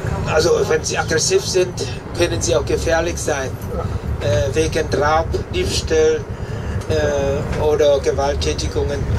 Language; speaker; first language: German; non-native, fluent; Vietnamese